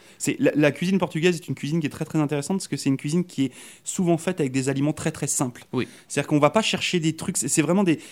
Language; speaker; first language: French; native; French